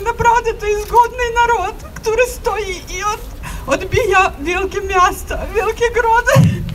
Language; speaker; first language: Polish; non-native, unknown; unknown